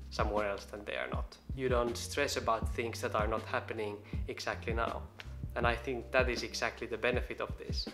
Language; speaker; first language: English; non-native, fluent; Finnish